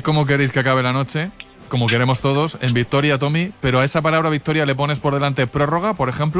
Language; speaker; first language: Spanish; native; Spanish